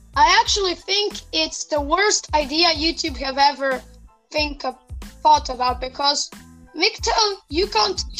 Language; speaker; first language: English; non-native, fluent; Serbian